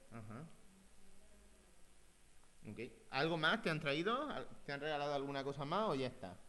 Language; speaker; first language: Spanish; native; Spanish